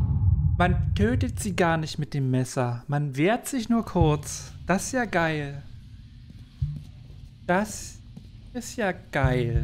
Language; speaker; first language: German; native; German